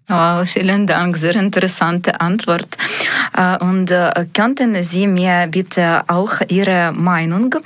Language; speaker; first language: German; non-native, learner; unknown